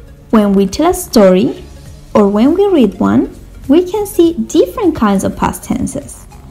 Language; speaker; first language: English; non-native, fluent; Spanish